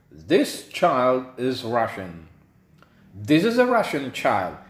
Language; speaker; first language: English; non-native, local second language; Filipino